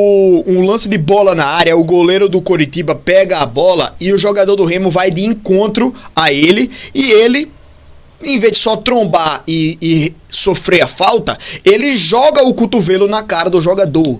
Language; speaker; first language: Portuguese; native; Portuguese